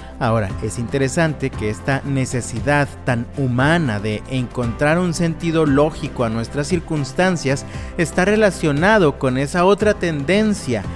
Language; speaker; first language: Spanish; native; Spanish